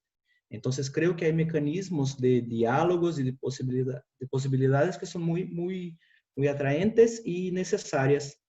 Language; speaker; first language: Spanish; non-native, fluent; Portuguese